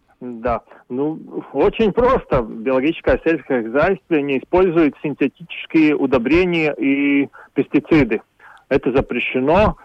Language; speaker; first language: Russian; non-native, local second language; Latvian